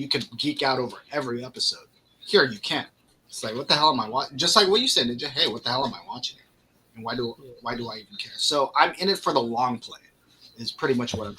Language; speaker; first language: English; native; English